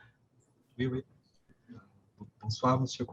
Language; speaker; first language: French; non-native, fluent; Portuguese